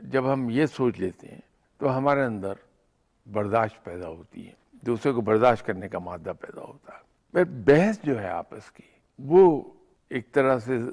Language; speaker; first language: Urdu; native; Urdu